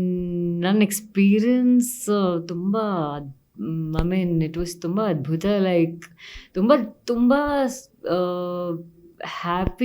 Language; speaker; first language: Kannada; non-native, learner; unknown